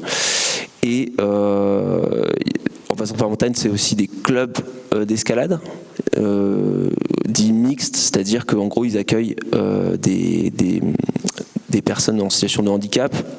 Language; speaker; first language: French; native; French